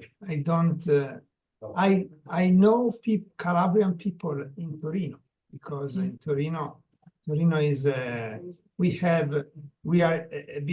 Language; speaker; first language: English; non-native, learner; Italian